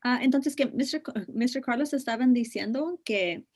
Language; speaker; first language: Spanish; non-native, learner; English